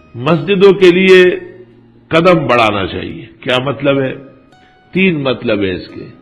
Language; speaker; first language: Urdu; non-native, local second language; Pashto